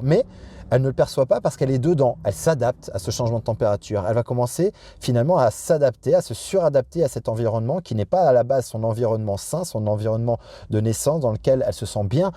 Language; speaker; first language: French; native; French